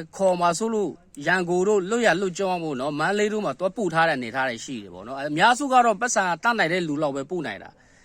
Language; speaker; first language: Burmese; non-native, local second language; Kachin